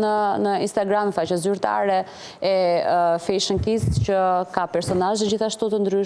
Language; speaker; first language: Albanian; native; Albanian